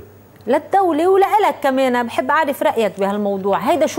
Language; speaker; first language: Arabic; native; Arabic